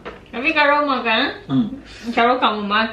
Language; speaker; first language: Indonesian; non-native, fluent; Japanese